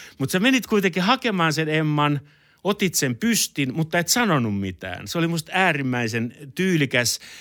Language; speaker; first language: Finnish; native; Finnish